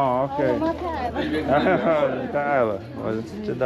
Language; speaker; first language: Chinese; non-native, learner; English